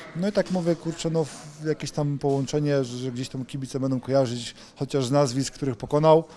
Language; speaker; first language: Polish; native; Polish